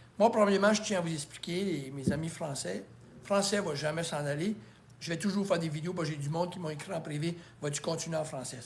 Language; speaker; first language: French; native; French